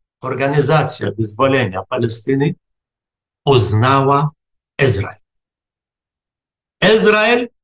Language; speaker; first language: Polish; non-native, fluent; Arabic